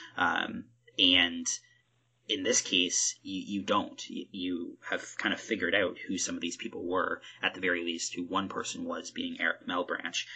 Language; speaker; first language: English; native; English